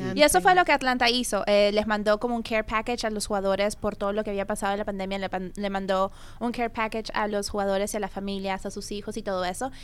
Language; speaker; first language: Spanish; native; Spanish